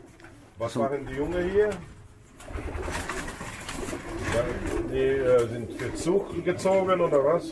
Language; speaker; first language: German; non-native, fluent; Polish